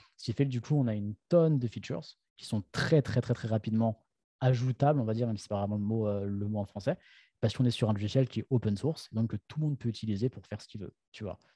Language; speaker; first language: French; native; French